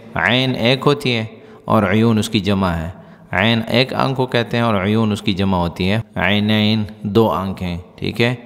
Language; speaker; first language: Urdu; non-native, local second language; Pashto